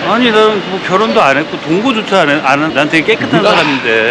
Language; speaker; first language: Korean; native; Korean